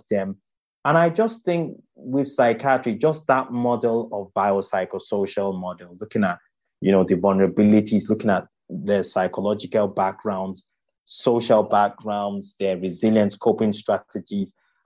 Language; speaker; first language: English; non-native, local second language; Yoruba